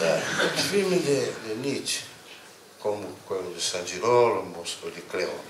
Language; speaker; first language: Italian; non-native, learner; Portuguese